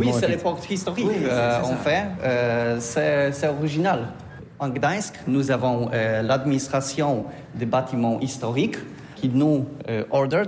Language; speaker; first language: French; non-native, learner; Polish